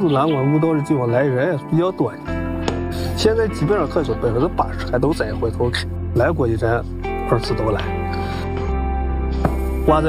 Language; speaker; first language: Chinese; native; Chinese